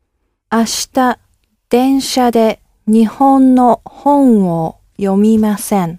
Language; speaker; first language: Japanese; non-native, learner; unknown